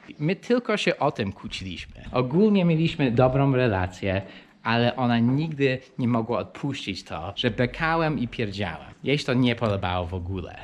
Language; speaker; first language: Polish; early bilingual, heritage; English